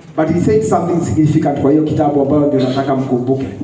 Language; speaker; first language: English; non-native, local second language; Swahili